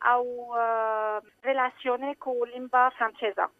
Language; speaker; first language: Romanian; non-native, learner; Arabic